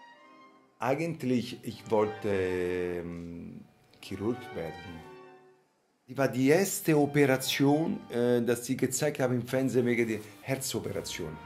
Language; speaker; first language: German; non-native, fluent; Italian